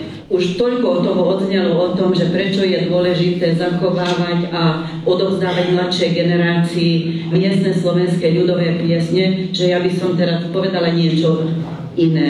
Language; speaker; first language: Slovak; early bilingual, heritage; Slovak